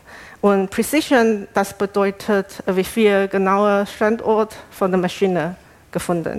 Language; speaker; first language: German; non-native, fluent; Chinese